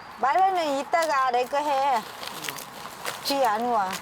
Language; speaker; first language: Korean; non-native, learner; Vietnamese